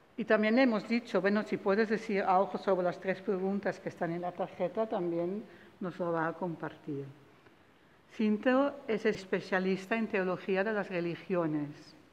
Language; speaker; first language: Spanish; non-native, fluent; Dutch